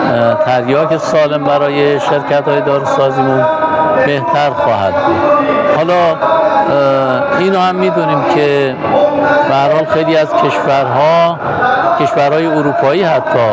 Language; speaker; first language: Persian; native; Persian